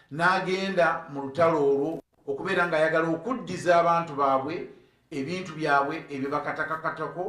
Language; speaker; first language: English; non-native, local second language; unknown